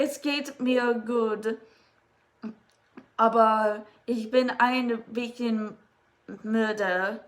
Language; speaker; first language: German; non-native, learner; English